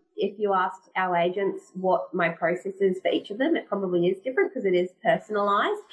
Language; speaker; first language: English; native; English